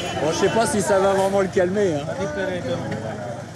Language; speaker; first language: French; native; French